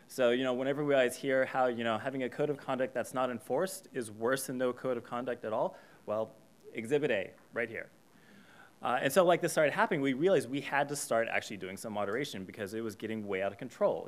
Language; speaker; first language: English; native; English